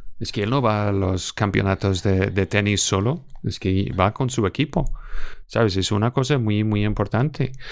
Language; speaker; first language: Spanish; non-native, fluent; English